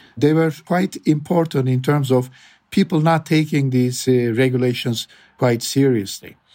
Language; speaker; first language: English; non-native, fluent; Turkish